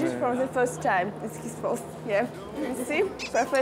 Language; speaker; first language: English; non-native, fluent; Russian